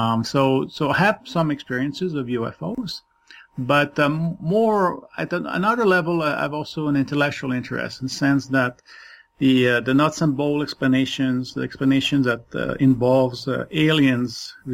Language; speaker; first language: English; non-native, fluent; French